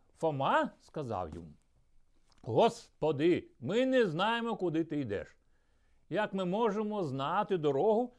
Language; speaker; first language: Ukrainian; early bilingual, other home language; Russian